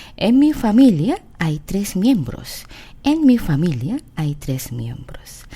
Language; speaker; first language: Spanish; non-native, fluent; Korean